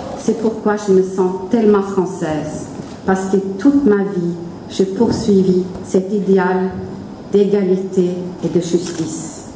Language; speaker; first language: French; non-native, fluent; Norwegian